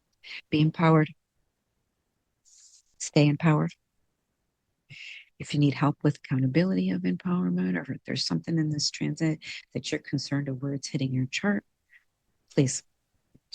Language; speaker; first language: English; native; English